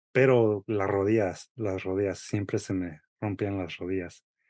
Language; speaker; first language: Spanish; early bilingual, heritage; Spanish